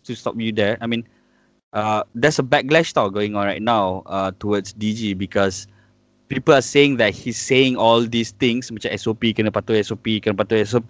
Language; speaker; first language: English; non-native, local second language; Malay